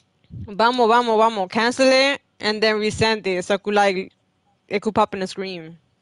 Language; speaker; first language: English; early bilingual, other home language; Spanish